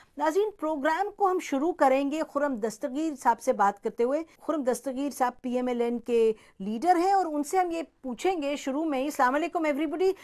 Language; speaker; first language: Urdu; native; Urdu